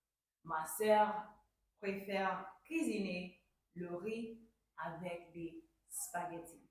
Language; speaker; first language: French; non-native, fluent; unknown